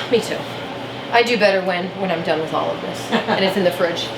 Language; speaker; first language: English; native; English